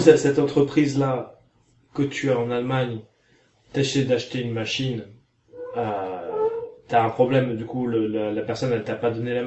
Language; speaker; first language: French; native; French